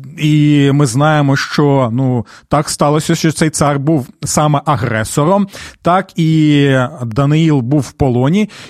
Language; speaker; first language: Ukrainian; non-native, local second language; Russian